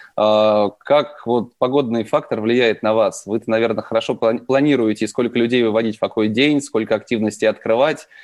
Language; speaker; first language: Russian; native; Russian